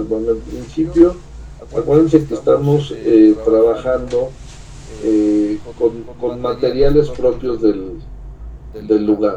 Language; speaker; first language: Spanish; native; Spanish